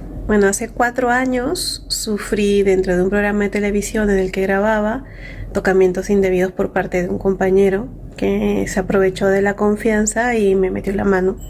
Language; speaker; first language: Spanish; native; Spanish